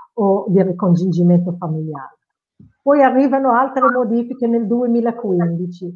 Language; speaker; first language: Italian; non-native, fluent; Arabic